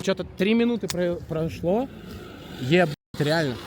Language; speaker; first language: Russian; native; Russian